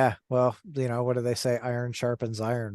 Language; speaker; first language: English; native; English